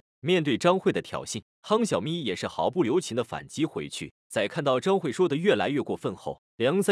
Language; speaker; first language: Chinese; native; Chinese